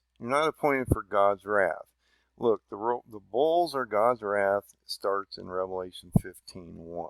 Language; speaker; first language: English; native; English